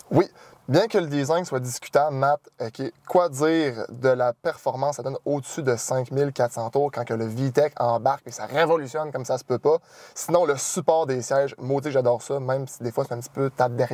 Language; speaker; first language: French; native; French